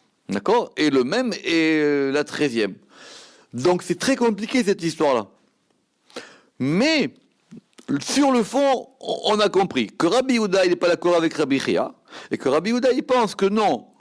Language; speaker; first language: French; native; French